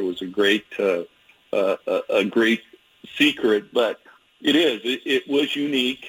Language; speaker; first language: English; native; English